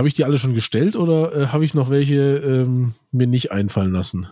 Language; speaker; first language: German; native; German